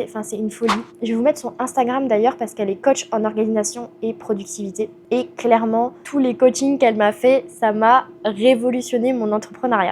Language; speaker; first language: French; native; French